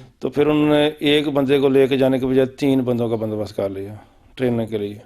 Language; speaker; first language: Urdu; non-native, local second language; Punjabi